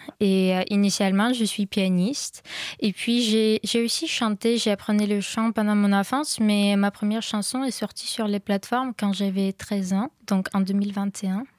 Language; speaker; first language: French; non-native, fluent; Ukrainian